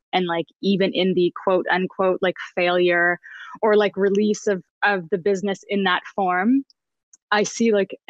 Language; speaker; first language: English; native; English